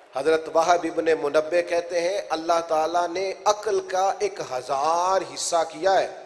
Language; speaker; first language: Urdu; non-native, local second language; Punjabi